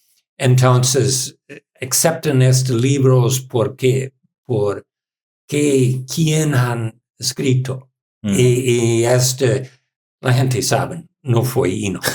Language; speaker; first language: Spanish; non-native, learner; English